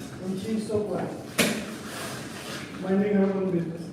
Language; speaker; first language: English; non-native, local second language; Hindi